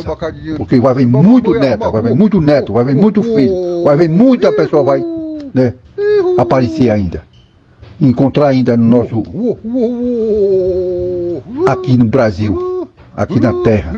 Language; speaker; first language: Portuguese; non-native, local second language; Kayapó